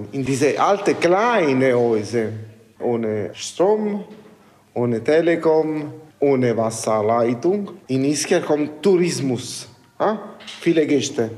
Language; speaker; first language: German; non-native, learner; Italian